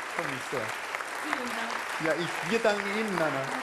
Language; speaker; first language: German; native; German